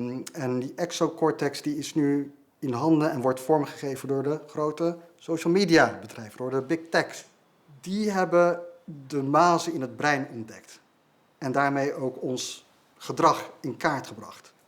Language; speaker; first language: Dutch; native; Dutch